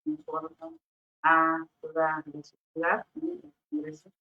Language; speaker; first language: Spanish; native; Spanish